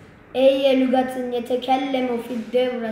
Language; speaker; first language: Arabic; non-native, learner; Turkish